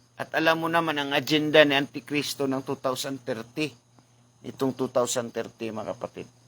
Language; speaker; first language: Filipino; non-native, local second language; Cebuano